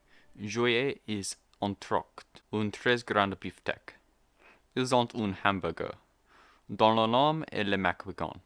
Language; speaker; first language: French; non-native, learner; English